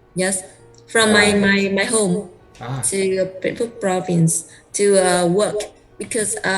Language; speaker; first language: English; non-native, learner; Vietnamese